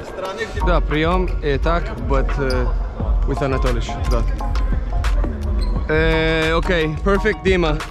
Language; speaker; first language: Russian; non-native, learner; Italian